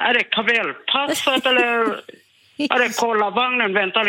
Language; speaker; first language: Swedish; non-native, learner; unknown